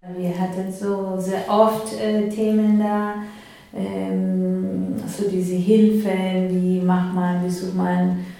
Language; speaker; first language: German; non-native, fluent; Spanish